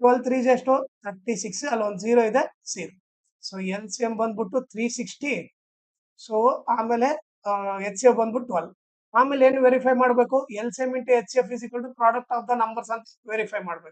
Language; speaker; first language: Kannada; native; Kannada